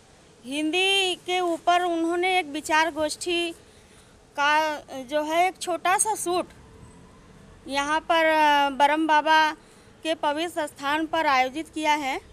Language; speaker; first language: Hindi; native; Hindi